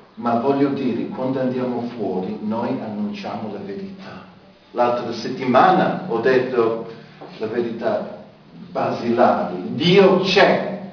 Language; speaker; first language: Italian; non-native, fluent; English